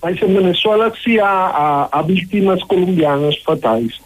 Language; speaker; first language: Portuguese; non-native, learner; Spanish